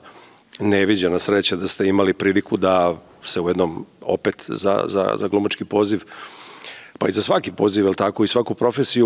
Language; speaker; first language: Serbian; native; Serbian